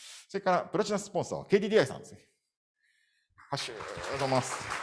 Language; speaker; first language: Japanese; native; Japanese